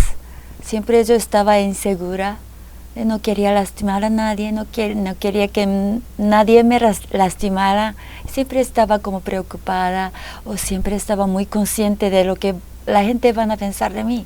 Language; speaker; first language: Spanish; non-native, fluent; Japanese